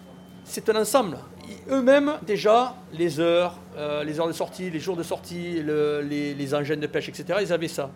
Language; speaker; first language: French; native; French